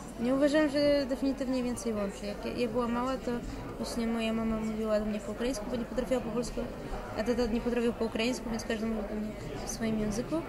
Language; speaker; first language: Polish; early bilingual, other home language; Ukrainian